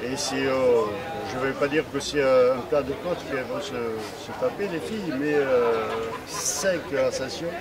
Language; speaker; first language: French; native; French